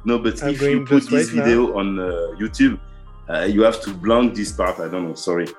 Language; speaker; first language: English; non-native, learner; French